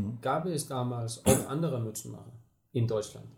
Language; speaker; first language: German; non-native, fluent; Danish